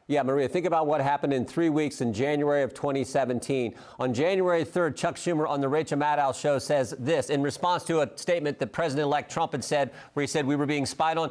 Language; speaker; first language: English; native; English